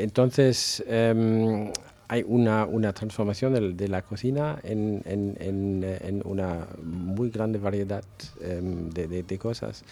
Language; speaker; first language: Spanish; non-native, fluent; German